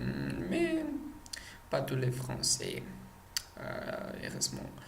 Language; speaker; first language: French; non-native, learner; Czech